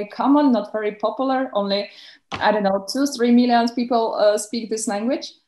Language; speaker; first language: English; non-native, fluent; Belarusian